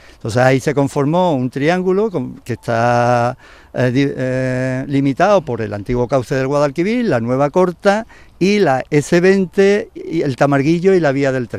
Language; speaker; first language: Spanish; native; Spanish